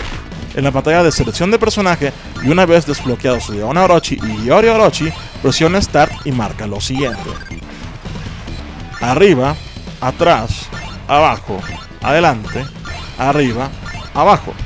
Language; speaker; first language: Spanish; native; Spanish